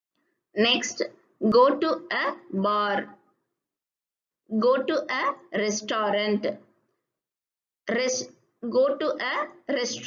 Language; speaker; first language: English; non-native, local second language; Tamil